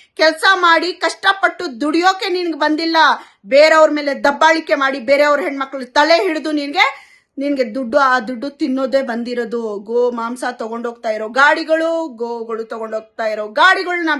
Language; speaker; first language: Kannada; non-native, local second language; Urdu